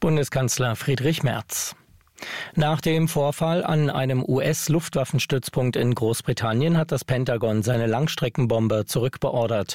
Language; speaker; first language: German; native; German